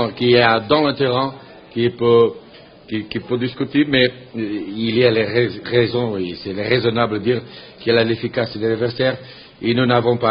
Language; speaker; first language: French; non-native, learner; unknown